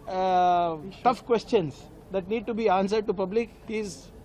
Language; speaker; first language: English; non-native, local second language; Hindi